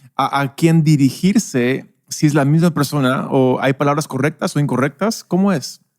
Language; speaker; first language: Spanish; non-native, local second language; English